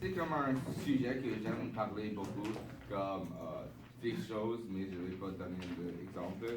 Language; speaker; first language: French; non-native, local second language; English